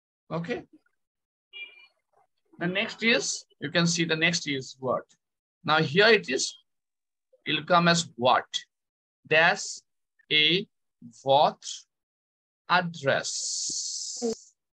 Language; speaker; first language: English; non-native, local second language; Bangla